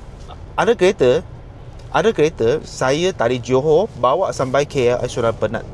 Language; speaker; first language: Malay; non-native, local second language; Chinese